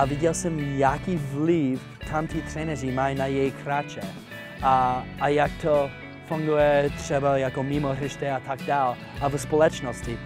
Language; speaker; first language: Czech; non-native, fluent; English